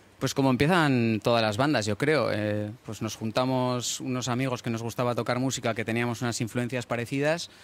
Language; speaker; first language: Spanish; early bilingual, other home language; English